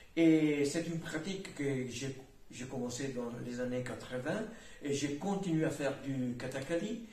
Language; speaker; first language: French; non-native, fluent; Italian